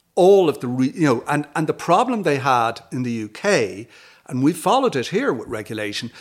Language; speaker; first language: English; native; English